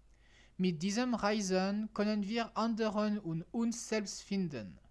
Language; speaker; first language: German; non-native, learner; French